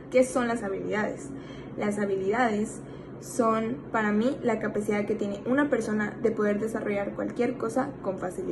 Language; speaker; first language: Spanish; native; Spanish